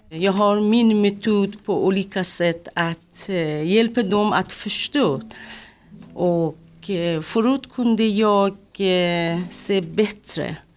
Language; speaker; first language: Swedish; non-native, fluent; Persian